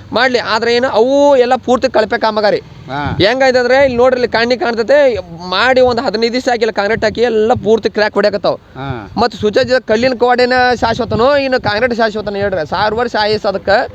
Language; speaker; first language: Kannada; native; Kannada